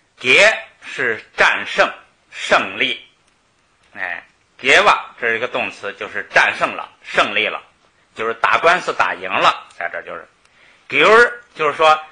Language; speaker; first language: Chinese; native; Chinese